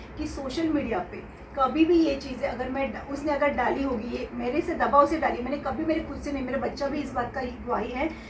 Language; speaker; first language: Hindi; non-native, local second language; Marathi